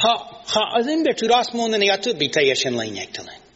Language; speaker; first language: Hungarian; non-native, fluent; English